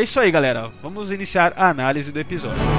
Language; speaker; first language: Portuguese; native; Portuguese